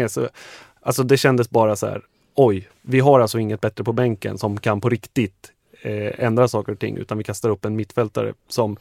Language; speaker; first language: Swedish; native; Swedish